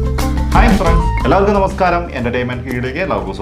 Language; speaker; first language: Malayalam; native; Malayalam